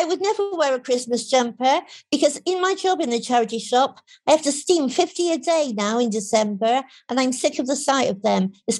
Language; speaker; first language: English; native; English